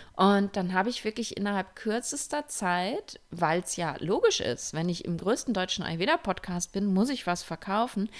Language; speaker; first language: German; native; German